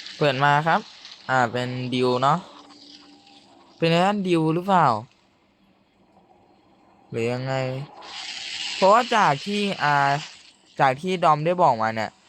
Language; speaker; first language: Thai; native; Thai